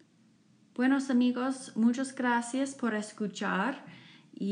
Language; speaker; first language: Spanish; non-native, fluent; English